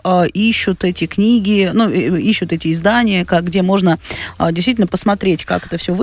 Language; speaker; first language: Russian; native; Russian